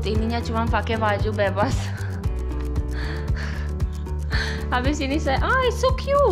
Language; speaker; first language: Indonesian; non-native, learner; English